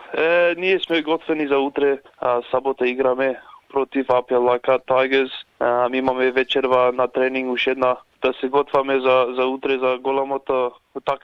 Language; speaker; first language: Macedonian; early bilingual, heritage; Macedonian